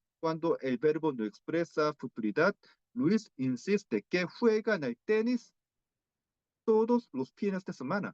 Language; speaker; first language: Spanish; non-native, fluent; Korean